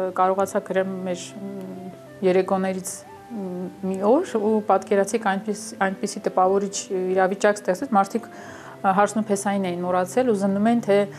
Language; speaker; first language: Armenian; early bilingual, heritage; Armenian